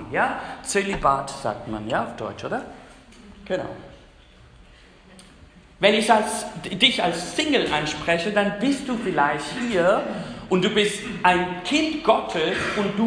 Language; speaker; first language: German; non-native, fluent; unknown